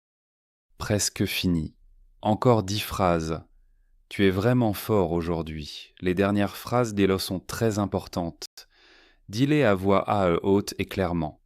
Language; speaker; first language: French; native; French